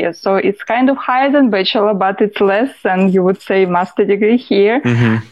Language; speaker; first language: English; non-native, fluent; Russian